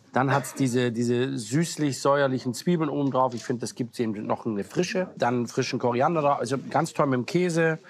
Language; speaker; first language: German; native; German